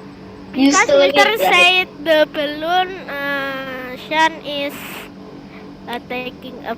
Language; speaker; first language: English; non-native, learner; Indonesian